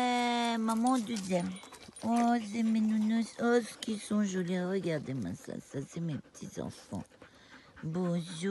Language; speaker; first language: French; native; French